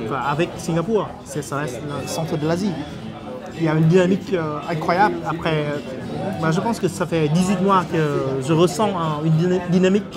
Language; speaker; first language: French; non-native, fluent; Vietnamese